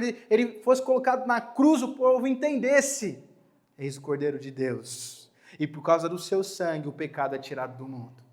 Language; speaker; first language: Portuguese; native; Portuguese